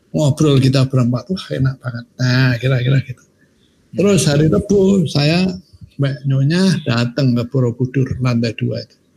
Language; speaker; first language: Indonesian; non-native, local second language; Javanese